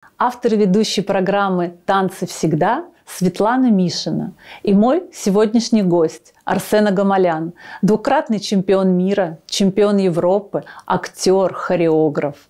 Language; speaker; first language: Russian; native; Russian